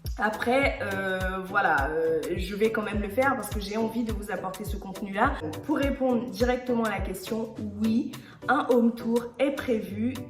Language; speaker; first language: French; early bilingual, other home language; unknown